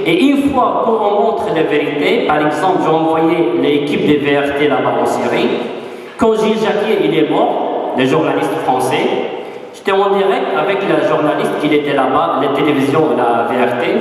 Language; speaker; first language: French; non-native, fluent; Arabic